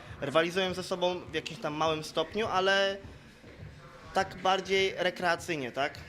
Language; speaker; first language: Polish; native; Polish